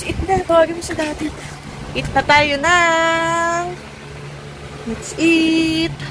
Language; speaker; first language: Filipino; native; Filipino